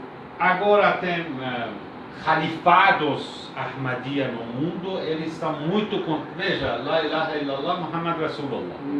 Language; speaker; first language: Portuguese; non-native, learner; Persian